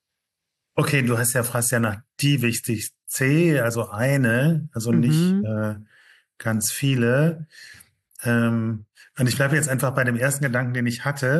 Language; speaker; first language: German; native; German